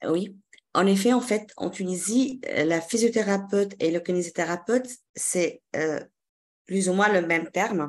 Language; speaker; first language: French; non-native, local second language; Arabic